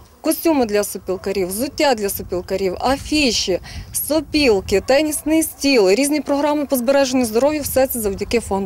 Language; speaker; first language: Ukrainian; native; Ukrainian